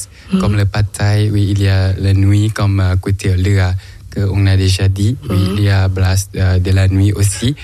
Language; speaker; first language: French; non-native, learner; Thai